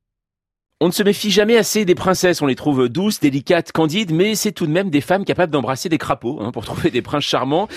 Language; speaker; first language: French; native; French